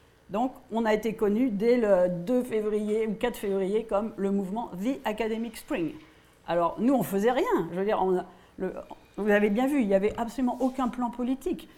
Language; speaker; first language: French; native; French